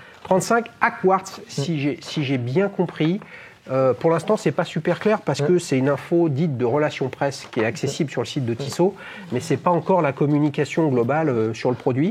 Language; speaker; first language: French; native; French